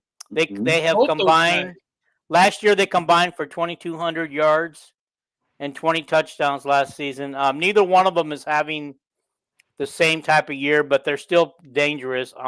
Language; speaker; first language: English; native; English